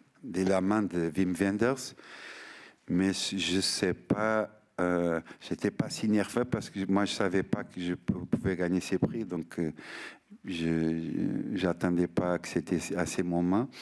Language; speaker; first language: French; non-native, fluent; Portuguese